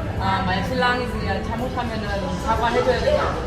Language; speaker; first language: Korean; non-native, learner; Vietnamese